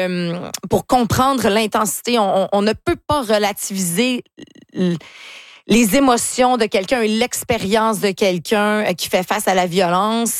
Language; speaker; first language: French; native; French